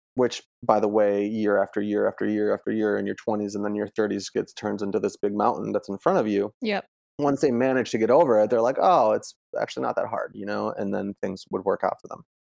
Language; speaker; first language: English; early bilingual, other home language; Italian